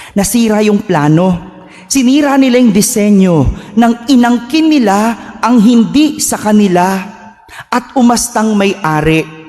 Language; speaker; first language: Filipino; native; Filipino